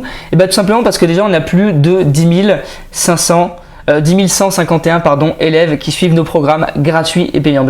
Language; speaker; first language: French; native; French